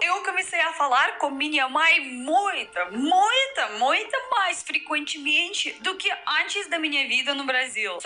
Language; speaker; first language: Portuguese; non-native, fluent; Russian